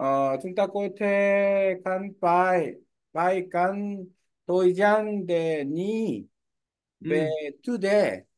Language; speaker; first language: Vietnamese; non-native, learner; Korean